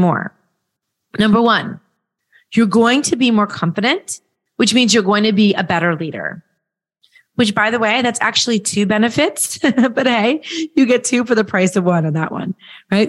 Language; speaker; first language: English; native; English